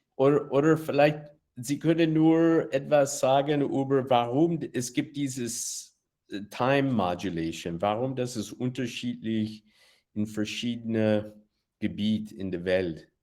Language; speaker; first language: German; non-native, learner; English